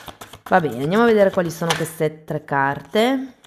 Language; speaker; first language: Italian; native; Italian